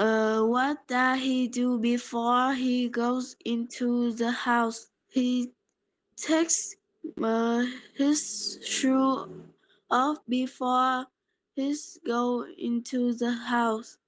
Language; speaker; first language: English; non-native, learner; Polish